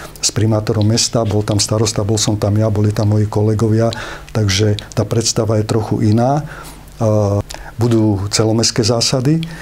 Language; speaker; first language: Slovak; native; Slovak